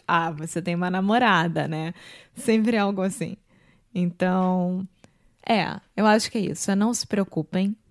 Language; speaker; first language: Portuguese; native; Portuguese